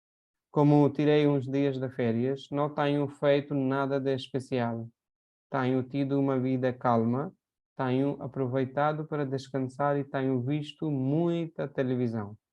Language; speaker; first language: Portuguese; non-native, fluent; Hindi